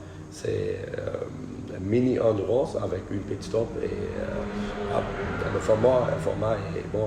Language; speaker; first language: French; non-native, fluent; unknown